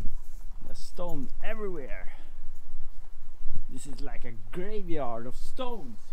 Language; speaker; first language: English; non-native, learner; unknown